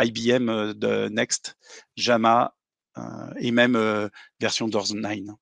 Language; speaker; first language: French; native; French